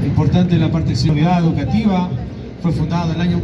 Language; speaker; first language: Spanish; native; Spanish